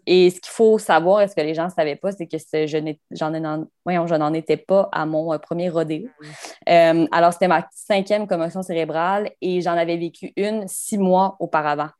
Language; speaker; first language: French; native; French